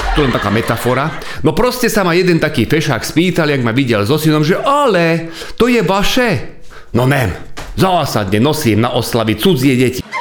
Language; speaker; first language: Slovak; non-native, local second language; Hungarian